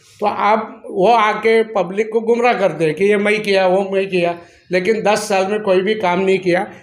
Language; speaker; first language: Hindi; non-native, local second language; Marathi